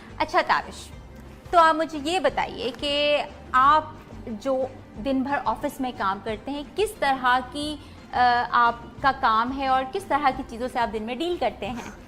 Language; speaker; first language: Urdu; native; Urdu